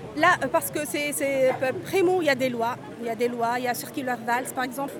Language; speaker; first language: French; non-native, local second language; Arabic